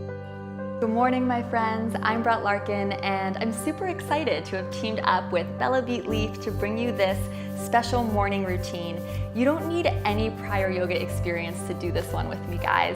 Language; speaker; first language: English; native; English